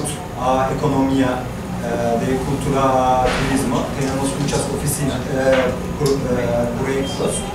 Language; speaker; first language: Spanish; non-native, learner; Turkish